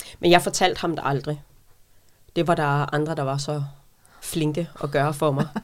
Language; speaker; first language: Danish; native; Danish